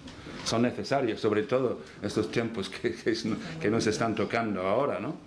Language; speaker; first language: Spanish; non-native, fluent; English